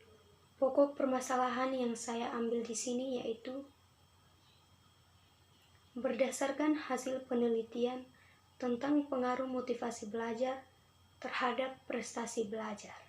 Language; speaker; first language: Indonesian; non-native, local second language; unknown